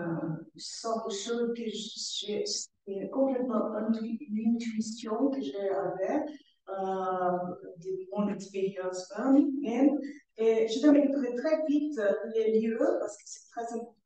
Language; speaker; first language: French; non-native, learner; Portuguese